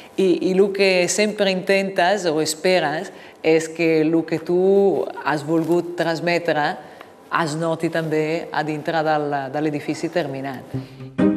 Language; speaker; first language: Catalan; non-native, fluent; Italian